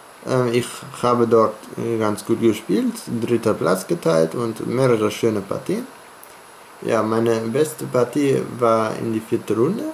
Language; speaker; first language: German; non-native, fluent; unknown